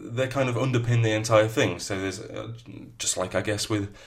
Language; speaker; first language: English; native; English